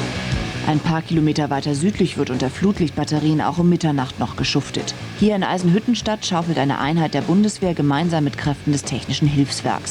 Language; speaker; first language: German; native; German